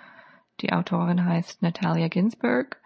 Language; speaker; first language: German; non-native, fluent; English